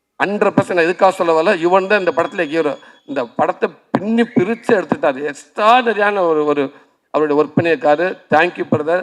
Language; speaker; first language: Tamil; native; Tamil